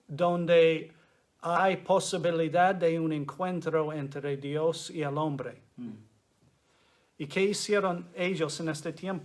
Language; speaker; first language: Spanish; non-native, fluent; English